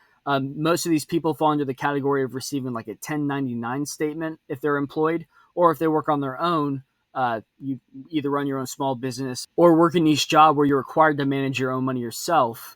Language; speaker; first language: English; native; English